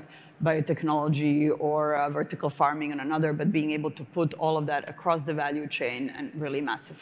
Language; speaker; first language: English; non-native, fluent; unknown